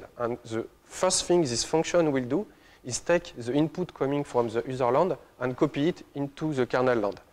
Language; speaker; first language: English; non-native, fluent; French